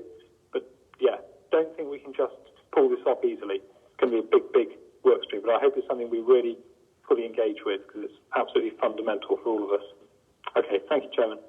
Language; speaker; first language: English; native; English